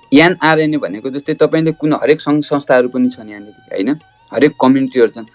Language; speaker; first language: Nepali; native; Nepali